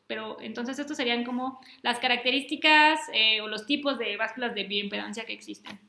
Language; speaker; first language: Spanish; native; Spanish